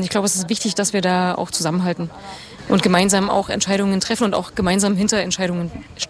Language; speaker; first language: German; native; German